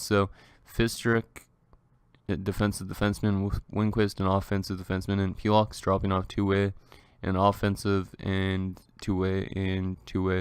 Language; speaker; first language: English; native; English